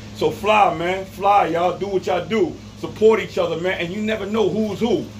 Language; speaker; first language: English; native; English